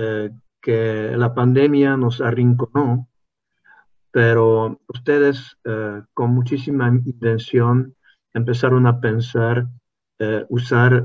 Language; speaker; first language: Spanish; non-native, fluent; Hungarian